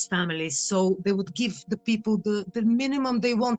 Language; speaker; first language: English; non-native, fluent; Bulgarian